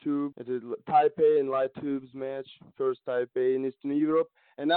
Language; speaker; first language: English; non-native, learner; Russian